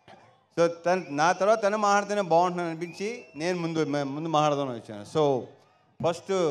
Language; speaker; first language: Telugu; native; Telugu